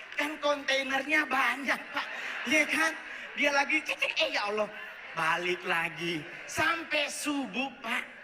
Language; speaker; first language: Indonesian; native; Indonesian